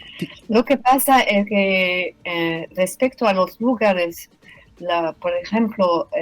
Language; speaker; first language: Spanish; non-native, fluent; French